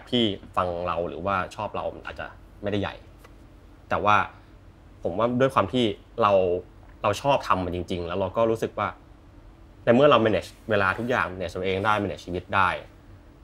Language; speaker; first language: Thai; native; Thai